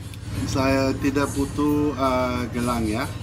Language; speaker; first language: Indonesian; non-native, learner; English